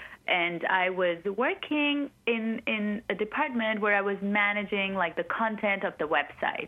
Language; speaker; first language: English; non-native, local second language; Urdu